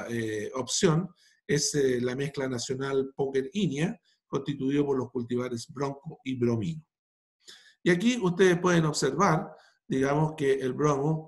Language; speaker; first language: Spanish; native; Spanish